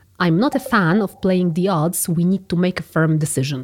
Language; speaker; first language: English; non-native, fluent; Polish